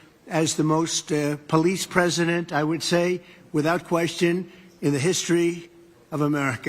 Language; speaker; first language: English; native; English